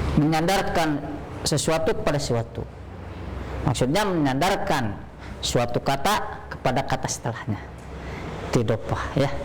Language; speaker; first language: Indonesian; native; Indonesian